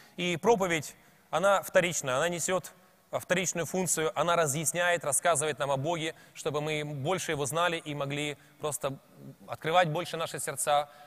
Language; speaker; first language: Russian; native; Russian